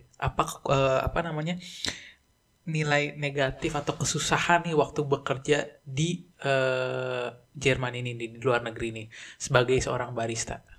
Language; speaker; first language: Indonesian; native; Indonesian